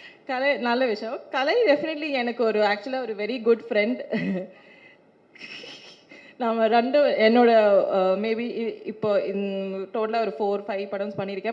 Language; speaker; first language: Tamil; non-native, learner; Malayalam